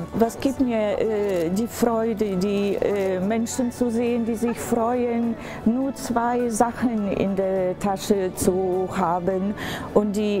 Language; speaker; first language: German; non-native, fluent; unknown